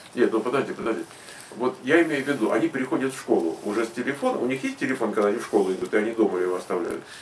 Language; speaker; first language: Russian; native; Russian